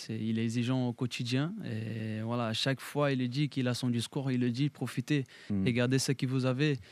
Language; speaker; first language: French; non-native, fluent; Portuguese